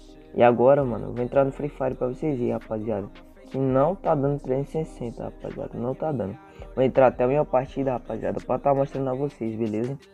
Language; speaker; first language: Portuguese; native; Portuguese